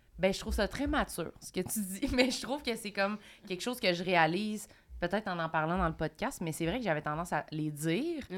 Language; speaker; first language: French; native; French